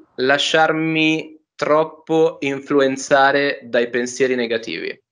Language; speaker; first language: Italian; native; Italian